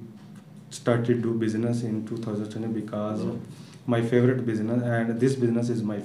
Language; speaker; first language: English; non-native, learner; Punjabi